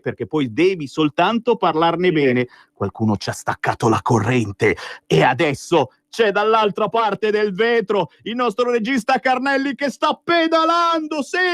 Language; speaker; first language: Italian; native; Italian